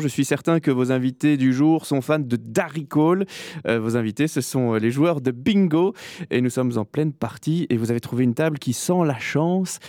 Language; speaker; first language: French; native; French